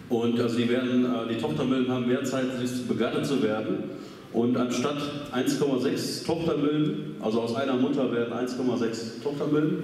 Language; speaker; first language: German; native; German